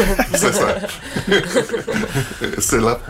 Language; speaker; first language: French; non-native, learner; German